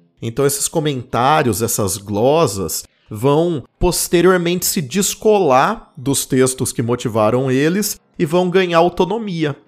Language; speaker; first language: Portuguese; native; Portuguese